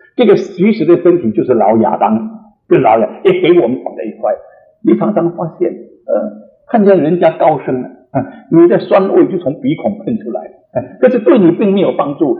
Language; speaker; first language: Chinese; native; Chinese